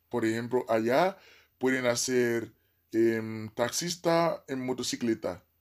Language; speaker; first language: Spanish; non-native, fluent; Haitian Creole